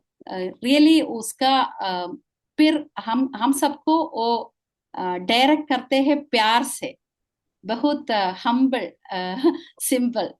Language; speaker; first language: Hindi; non-native, local second language; Malayalam